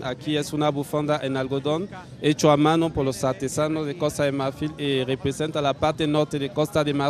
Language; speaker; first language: Spanish; non-native, fluent; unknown